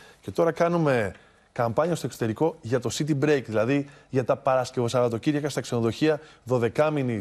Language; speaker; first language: Greek; native; Greek